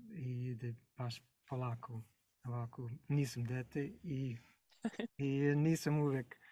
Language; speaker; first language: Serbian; non-native, learner; English